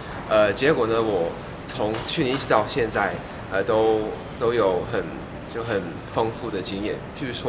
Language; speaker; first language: Chinese; non-native, fluent; English